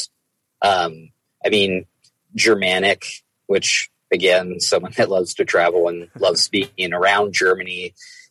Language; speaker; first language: English; native; English